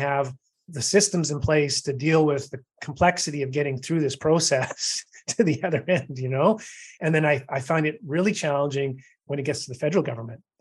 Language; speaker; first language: English; native; English